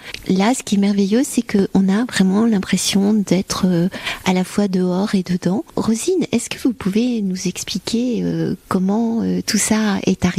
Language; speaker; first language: French; native; French